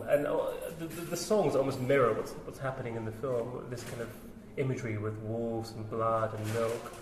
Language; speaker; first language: English; native; English